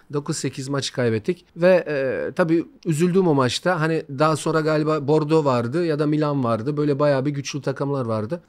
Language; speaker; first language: Turkish; non-native, fluent; Bosnian